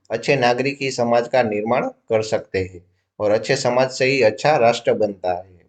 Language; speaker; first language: Hindi; non-native, local second language; Gujarati